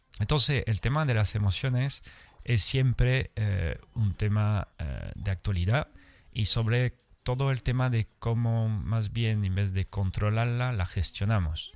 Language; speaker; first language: Spanish; non-native, fluent; French